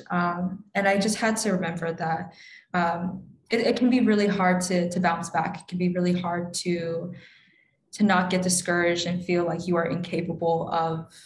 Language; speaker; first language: English; native; English